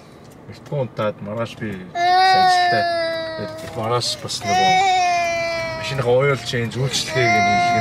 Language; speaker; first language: Mongolian; early bilingual, heritage; Mongolian